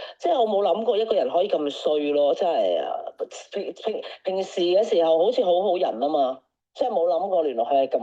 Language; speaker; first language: Cantonese; native; Cantonese